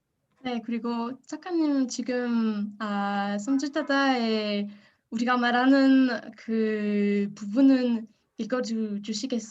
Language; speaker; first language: Korean; non-native, learner; French